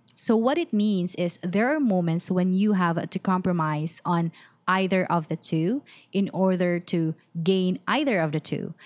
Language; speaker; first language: English; non-native, local second language; Filipino